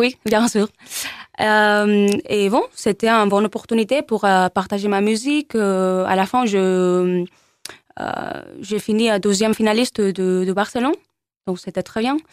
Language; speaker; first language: French; non-native, learner; Spanish